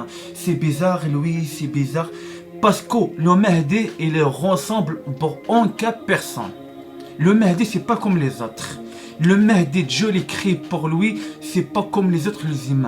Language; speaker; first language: French; non-native, learner; Arabic